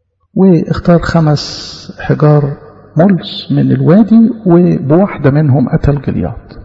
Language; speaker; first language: Arabic; native; Arabic